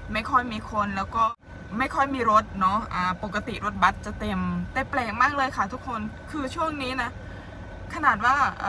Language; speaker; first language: Thai; native; Thai